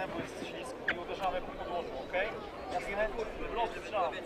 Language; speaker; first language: Polish; native; Polish